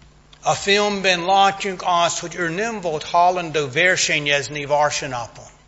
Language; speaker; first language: Hungarian; non-native, fluent; English